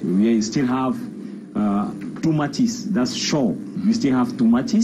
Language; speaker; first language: English; non-native, local second language; French